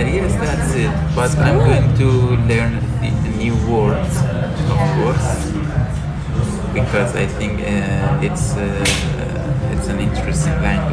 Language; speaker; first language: English; non-native, learner; Persian